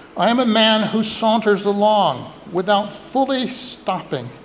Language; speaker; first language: English; native; English